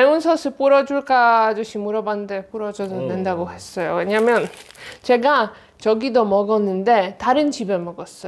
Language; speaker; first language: Korean; non-native, learner; Polish